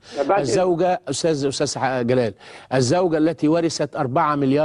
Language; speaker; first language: Arabic; native; Arabic